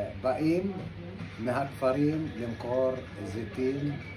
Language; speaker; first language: Hebrew; non-native, local second language; Arabic